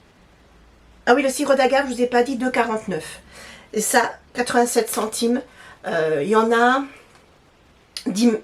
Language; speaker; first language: French; native; French